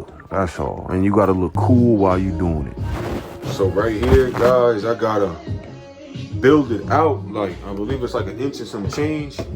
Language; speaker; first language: English; native; English